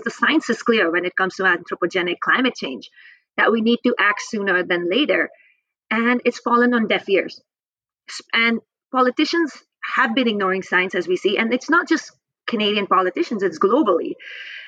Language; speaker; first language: English; non-native, local second language; Hindi